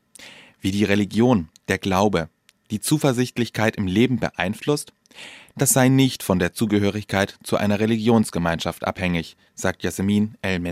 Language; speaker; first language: German; native; German